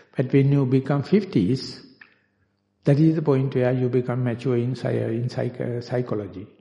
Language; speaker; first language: English; non-native, local second language; Sinhala